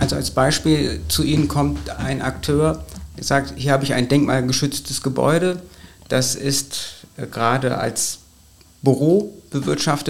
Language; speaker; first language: German; native; German